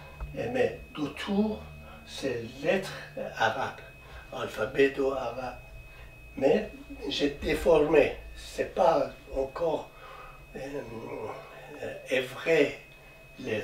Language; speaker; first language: French; non-native, learner; Persian